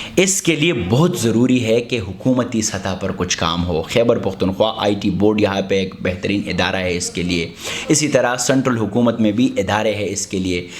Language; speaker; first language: Urdu; non-native, local second language; Pashto